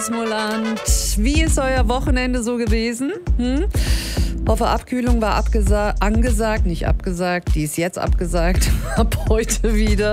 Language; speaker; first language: German; native; German